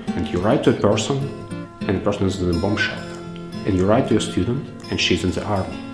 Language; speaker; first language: English; non-native, fluent; Belarusian